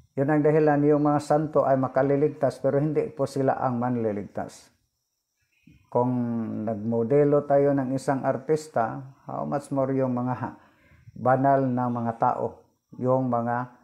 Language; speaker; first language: Filipino; non-native, local second language; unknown